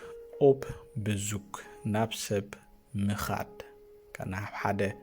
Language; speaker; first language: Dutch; non-native, fluent; Tigrinya